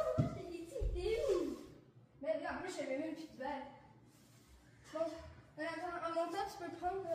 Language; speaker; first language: French; native; French